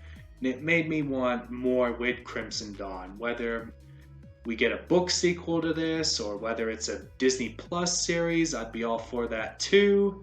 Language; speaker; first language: English; native; English